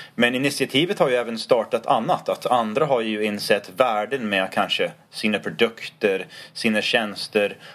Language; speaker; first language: Swedish; non-native, fluent; English